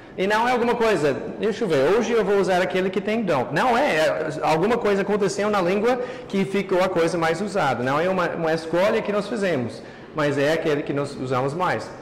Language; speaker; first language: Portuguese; non-native, fluent; English